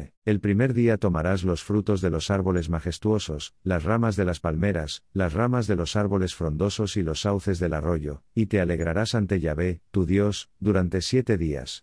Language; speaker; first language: Spanish; native; Spanish